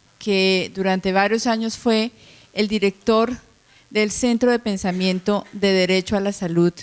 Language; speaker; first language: Spanish; native; Spanish